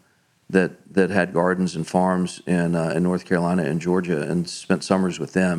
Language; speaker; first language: English; native; English